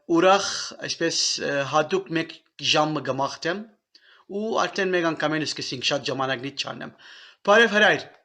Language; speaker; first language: Armenian; native; Armenian